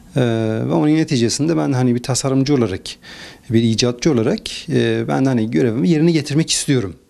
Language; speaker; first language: Turkish; non-native, fluent; Persian